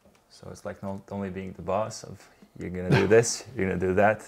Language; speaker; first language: English; non-native, fluent; Latvian